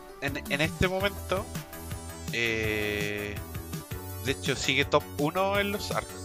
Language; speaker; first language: Spanish; native; Spanish